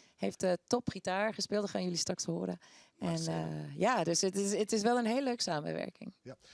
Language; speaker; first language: Dutch; non-native, fluent; Spanish